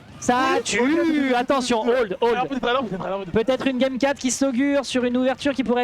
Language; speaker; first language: French; native; French